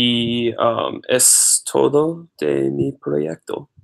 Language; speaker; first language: Spanish; non-native, learner; English